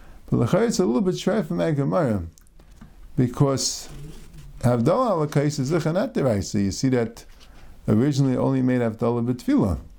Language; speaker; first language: English; native; English